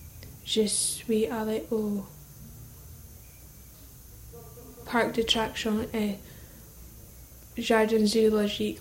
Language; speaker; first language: French; non-native, learner; English